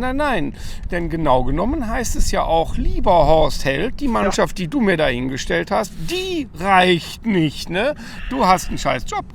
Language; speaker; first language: German; native; German